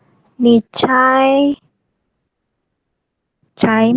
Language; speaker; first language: Chinese; non-native, learner; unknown